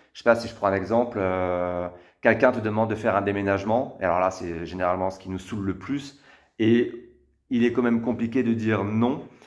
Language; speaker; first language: French; native; French